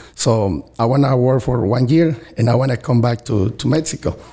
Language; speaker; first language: English; non-native, learner; Spanish